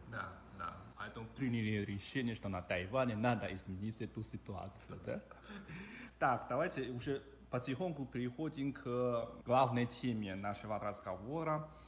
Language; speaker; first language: Russian; non-native, fluent; Chinese